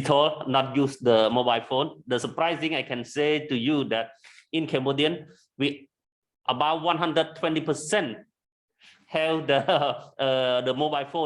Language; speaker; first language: English; non-native, learner; Khmer